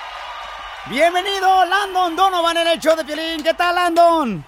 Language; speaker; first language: Spanish; native; Spanish